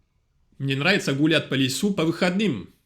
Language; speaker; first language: Russian; non-native, fluent; French